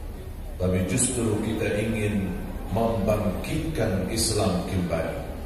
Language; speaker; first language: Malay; non-native, fluent; Arabic